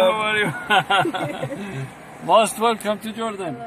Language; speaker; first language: English; non-native, fluent; Arabic